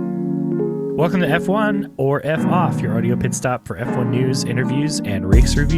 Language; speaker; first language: English; native; English